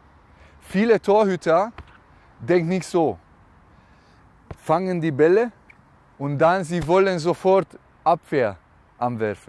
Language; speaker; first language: German; non-native, learner; Hungarian